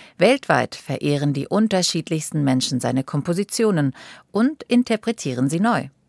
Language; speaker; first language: German; native; German